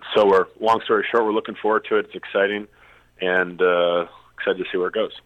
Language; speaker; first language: English; native; English